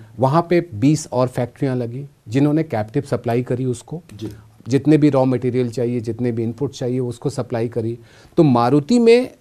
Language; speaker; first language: Hindi; native; Hindi